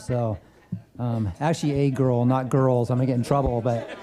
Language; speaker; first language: English; native; English